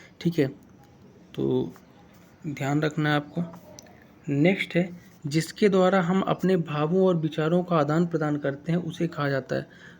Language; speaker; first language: Hindi; native; Hindi